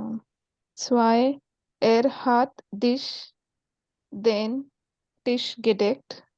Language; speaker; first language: German; non-native, learner; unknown